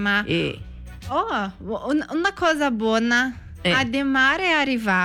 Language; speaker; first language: Italian; non-native, learner; Portuguese